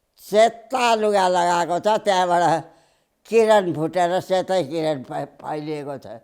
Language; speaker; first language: Nepali; early bilingual, heritage; Nepali